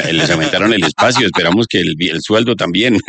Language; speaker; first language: Spanish; native; Spanish